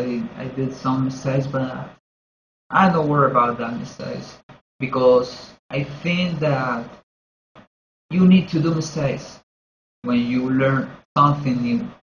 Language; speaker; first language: English; non-native, learner; Spanish